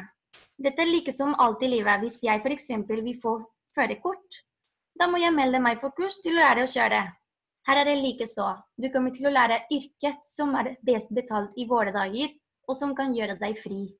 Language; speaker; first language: Norwegian; non-native, fluent; Spanish